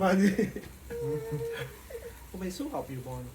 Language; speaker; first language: Italian; non-native, fluent; Filipino